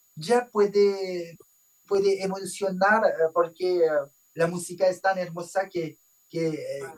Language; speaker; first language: Spanish; non-native, fluent; French